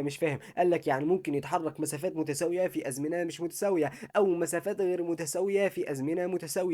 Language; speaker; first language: Arabic; native; Arabic